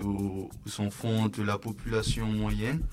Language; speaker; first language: French; non-native, local second language; Malagasy